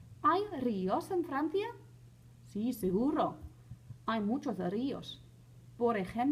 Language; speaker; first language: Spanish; non-native, fluent; French